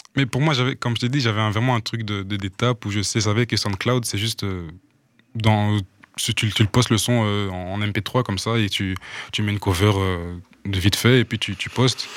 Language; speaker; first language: French; non-native, local second language; Rundi